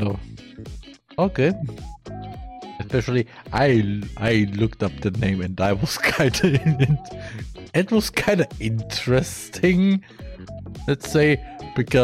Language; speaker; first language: English; non-native, fluent; German